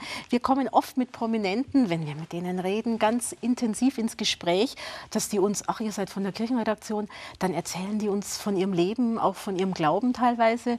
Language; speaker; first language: German; native; German